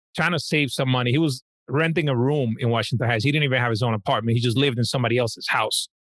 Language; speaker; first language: English; early bilingual, other home language; Spanish